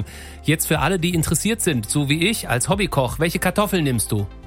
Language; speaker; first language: German; native; German